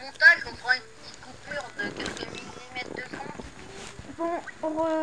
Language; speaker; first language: French; native; French